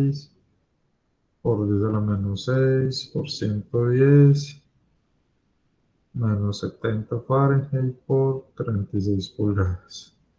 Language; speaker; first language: Spanish; native; Spanish